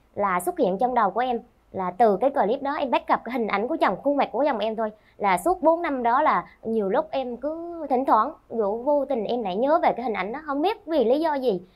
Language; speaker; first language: Vietnamese; native; Vietnamese